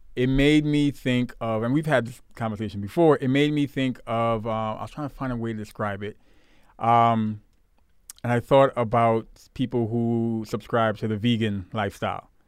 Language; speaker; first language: English; native; English